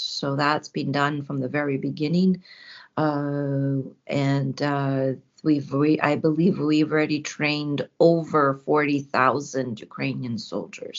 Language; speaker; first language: English; early bilingual, other home language; Ukrainian